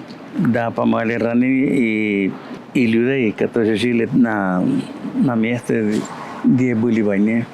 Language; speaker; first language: Russian; non-native, learner; Spanish